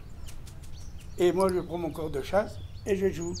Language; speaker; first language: French; native; French